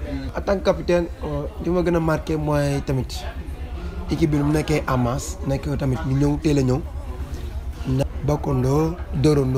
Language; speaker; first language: French; non-native, local second language; Wolof